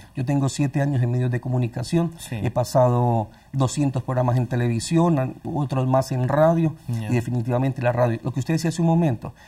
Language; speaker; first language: Spanish; native; Spanish